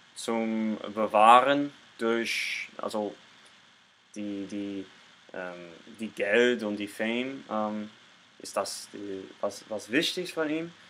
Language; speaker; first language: German; non-native, learner; English